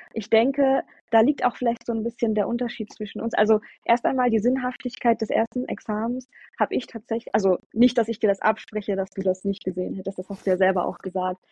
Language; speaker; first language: German; early bilingual, other home language; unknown